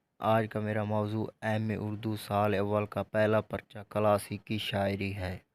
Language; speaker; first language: Urdu; non-native, local second language; Punjabi